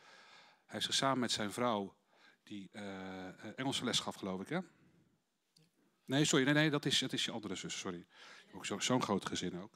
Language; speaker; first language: Dutch; native; Dutch